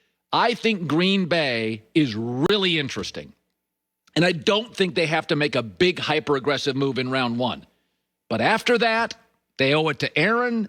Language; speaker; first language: English; native; English